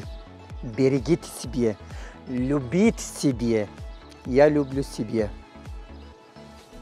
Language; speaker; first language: Russian; non-native, fluent; Turkish